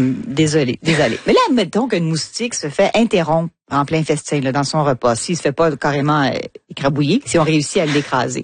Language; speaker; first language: French; native; French